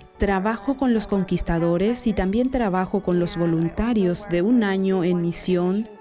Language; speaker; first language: Spanish; non-native, fluent; English